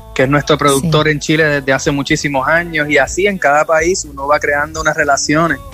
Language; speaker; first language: Spanish; native; Spanish